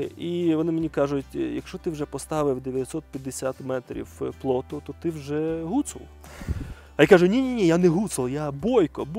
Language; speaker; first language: Ukrainian; native; Ukrainian